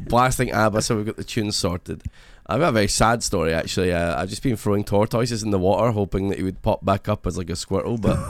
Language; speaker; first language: English; native; English